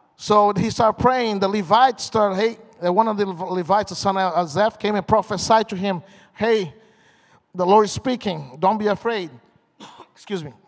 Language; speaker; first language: English; non-native, fluent; Portuguese